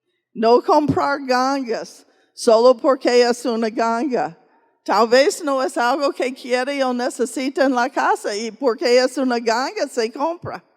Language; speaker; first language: Spanish; non-native, fluent; English